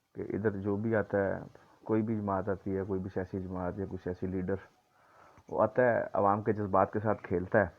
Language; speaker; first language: Urdu; non-native, local second language; Punjabi